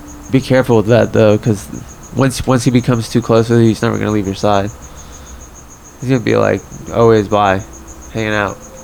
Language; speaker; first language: English; early bilingual, other home language; Polish